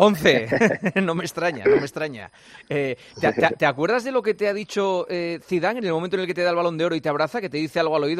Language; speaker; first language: Spanish; native; Spanish